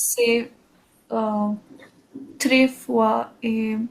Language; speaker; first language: French; non-native, learner; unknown